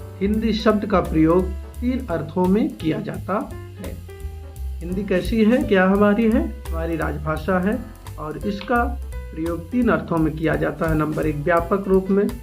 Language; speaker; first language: Hindi; native; Hindi